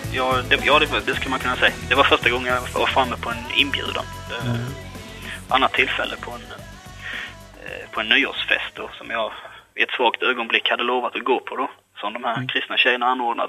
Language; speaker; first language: Swedish; native; Swedish